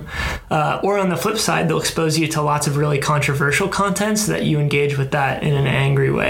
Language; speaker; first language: English; native; English